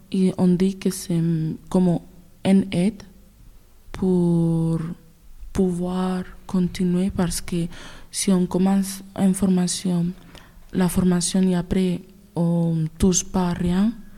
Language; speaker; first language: French; non-native, learner; Spanish